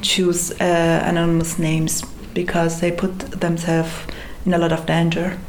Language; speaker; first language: English; non-native, fluent; Persian